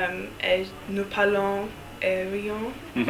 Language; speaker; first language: French; non-native, learner; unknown